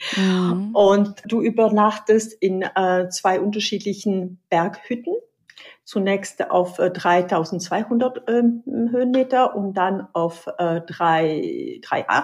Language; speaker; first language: German; non-native, fluent; French